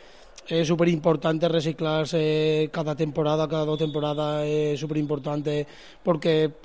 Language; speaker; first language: Spanish; native; Spanish